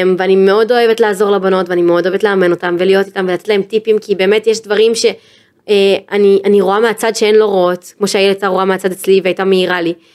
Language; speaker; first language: Hebrew; native; Hebrew